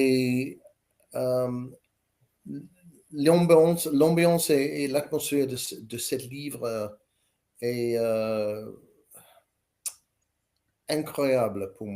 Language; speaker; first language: French; non-native, learner; English